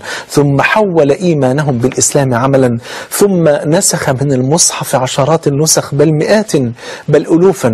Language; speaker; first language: Arabic; native; Arabic